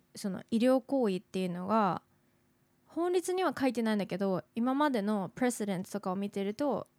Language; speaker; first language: Japanese; native; Japanese